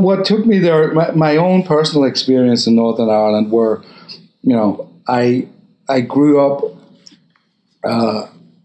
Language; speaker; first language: English; native; English